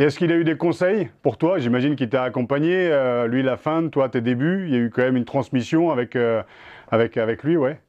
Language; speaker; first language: French; native; French